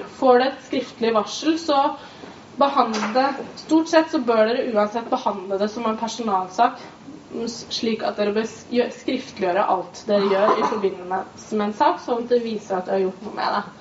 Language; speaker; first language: Norwegian; native; Norwegian